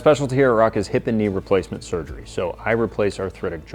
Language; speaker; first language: English; native; English